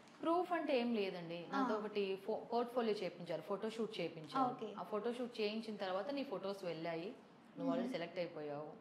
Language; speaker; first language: Telugu; native; Telugu